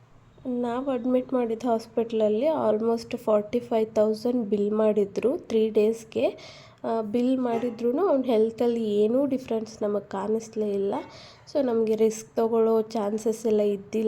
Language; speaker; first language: Kannada; native; Kannada